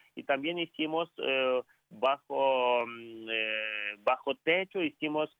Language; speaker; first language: Spanish; non-native, fluent; Ukrainian